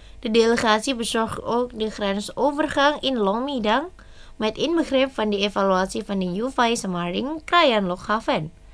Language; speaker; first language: Dutch; non-native, learner; Indonesian